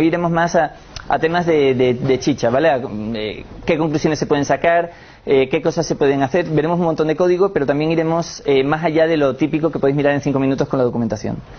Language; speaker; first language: Spanish; native; Spanish